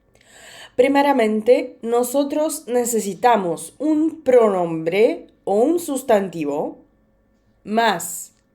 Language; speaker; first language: Spanish; non-native, fluent; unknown